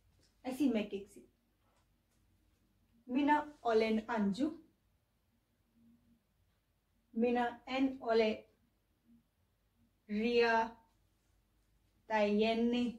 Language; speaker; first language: Finnish; non-native, learner; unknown